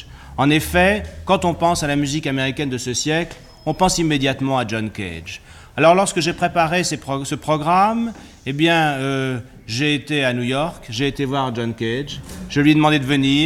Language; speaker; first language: French; native; French